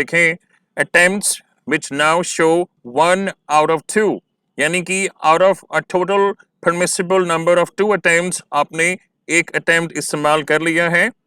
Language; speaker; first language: Hindi; native; Hindi